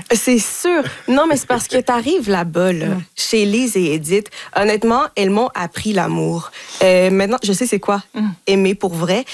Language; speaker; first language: French; native; French